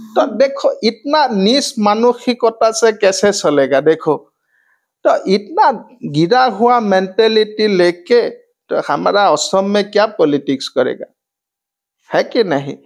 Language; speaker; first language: Hindi; non-native, local second language; Assamese